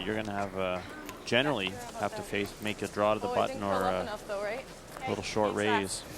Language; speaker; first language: English; native; English